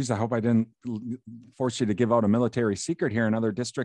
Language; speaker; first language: English; native; English